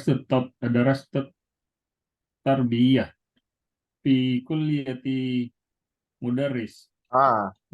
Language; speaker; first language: Arabic; non-native, learner; Indonesian